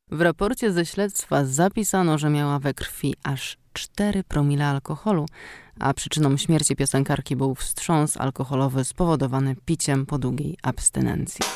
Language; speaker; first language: Polish; native; Polish